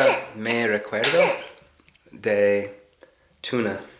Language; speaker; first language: Spanish; non-native, learner; English